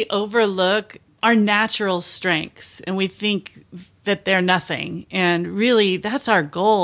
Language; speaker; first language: English; native; English